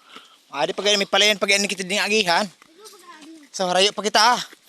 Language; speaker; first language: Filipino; non-native, local second language; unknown